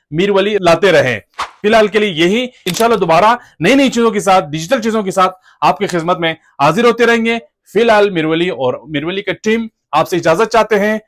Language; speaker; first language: Urdu; non-native, local second language; Punjabi